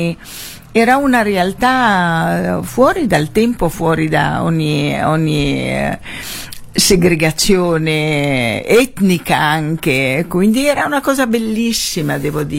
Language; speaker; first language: Italian; non-native, fluent; Arabic